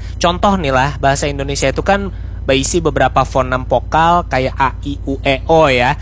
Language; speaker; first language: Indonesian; native; Indonesian